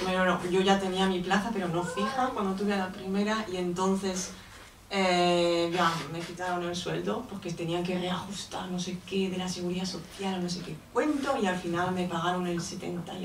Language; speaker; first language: Spanish; native; Spanish